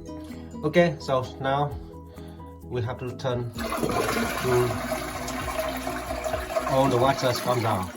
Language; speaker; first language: English; non-native, learner; Vietnamese